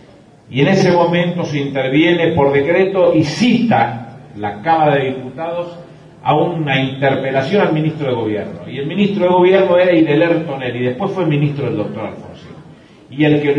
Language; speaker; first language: Spanish; native; Spanish